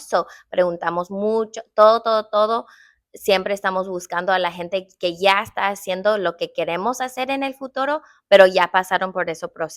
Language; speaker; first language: Spanish; early bilingual, heritage; English